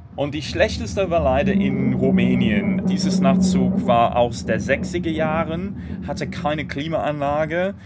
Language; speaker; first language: German; non-native, fluent; English